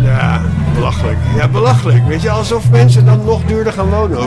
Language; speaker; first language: Dutch; native; Dutch